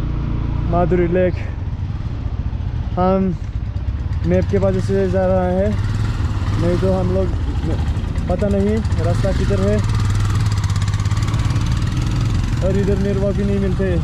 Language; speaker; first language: Hindi; non-native, local second language; Bodo